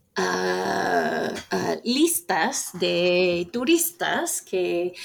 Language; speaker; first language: Spanish; non-native, fluent; English